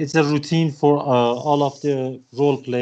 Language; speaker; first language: English; non-native, learner; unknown